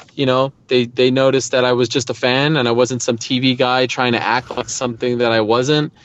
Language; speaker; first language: English; native; English